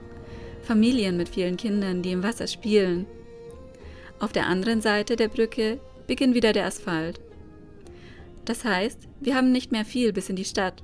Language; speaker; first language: German; native; German